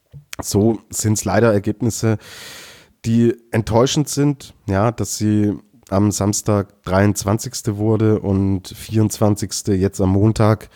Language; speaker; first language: German; native; German